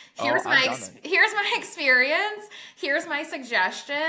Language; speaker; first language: English; native; English